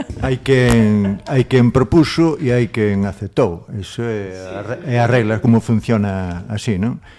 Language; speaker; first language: Galician; non-native, local second language; Spanish